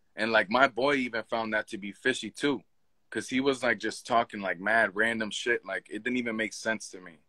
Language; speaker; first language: English; native; English